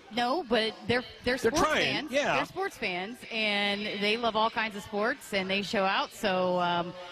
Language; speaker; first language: English; native; English